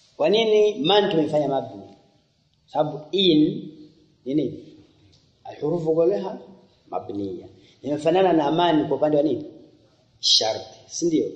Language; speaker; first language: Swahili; native; Swahili